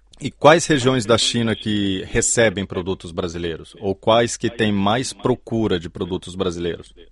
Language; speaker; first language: Portuguese; native; Portuguese